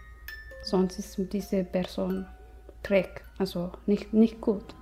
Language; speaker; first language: German; non-native, learner; Somali